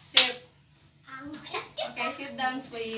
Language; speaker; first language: English; non-native, learner; Indonesian